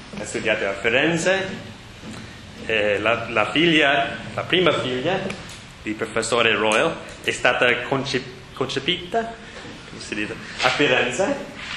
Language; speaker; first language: Italian; non-native, learner; English